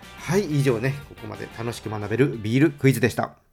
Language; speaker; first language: Japanese; native; Japanese